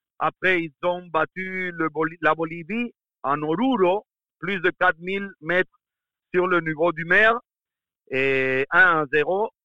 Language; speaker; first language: French; non-native, fluent; Spanish